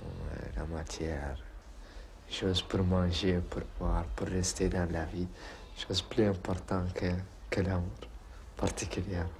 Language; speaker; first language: French; non-native, learner; Arabic